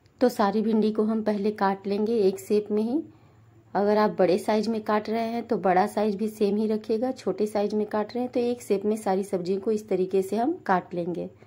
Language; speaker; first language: Hindi; native; Hindi